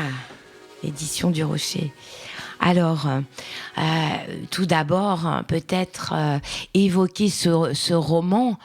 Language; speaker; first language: French; native; French